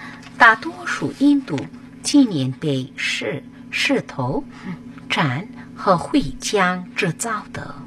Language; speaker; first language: Chinese; non-native, fluent; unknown